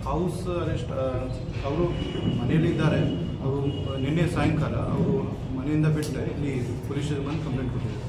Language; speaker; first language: Kannada; non-native, learner; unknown